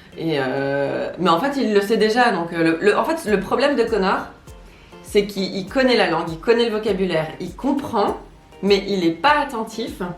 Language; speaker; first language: French; native; French